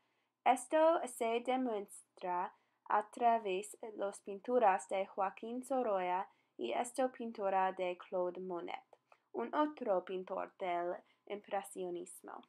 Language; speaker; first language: Spanish; non-native, learner; English